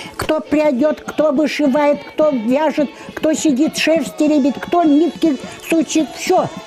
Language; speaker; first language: Russian; non-native, local second language; Chuvash